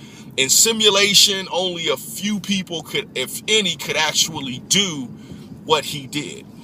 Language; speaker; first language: English; native; English